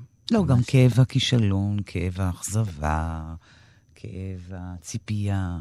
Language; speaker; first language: Hebrew; native; Hebrew